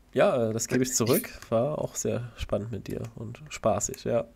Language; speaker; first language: German; native; German